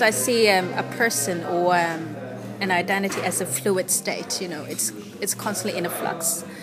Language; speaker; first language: English; non-native, local second language; Cantonese